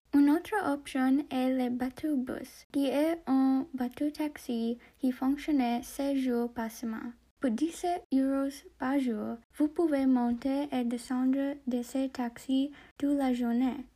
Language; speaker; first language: French; non-native, learner; English